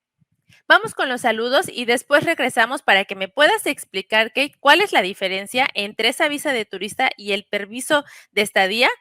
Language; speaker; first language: Spanish; native; Spanish